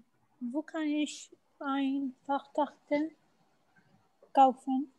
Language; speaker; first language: German; non-native, learner; Arabic